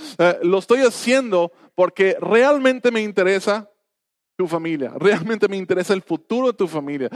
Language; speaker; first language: Spanish; non-native, fluent; English